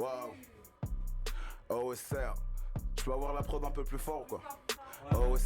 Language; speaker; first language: French; native; French